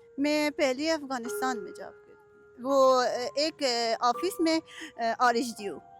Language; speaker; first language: Urdu; non-native, learner; Persian